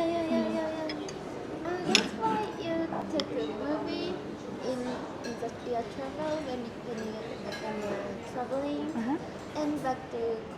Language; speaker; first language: English; non-native, learner; Japanese